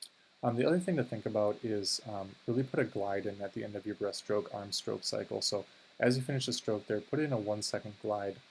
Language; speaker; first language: English; native; English